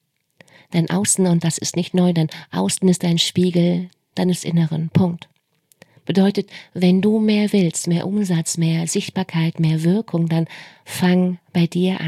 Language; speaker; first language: German; native; German